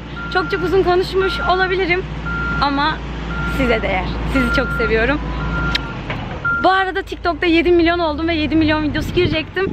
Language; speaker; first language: Turkish; native; Turkish